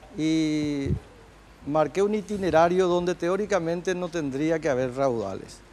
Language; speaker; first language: Spanish; native; Spanish